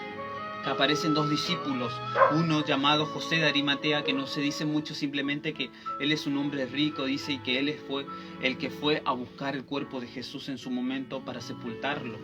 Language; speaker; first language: Spanish; native; Spanish